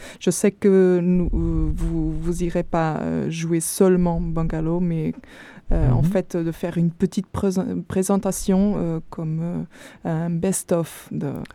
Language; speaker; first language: French; non-native, fluent; Portuguese